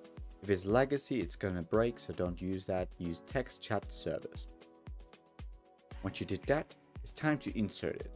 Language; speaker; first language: English; native; English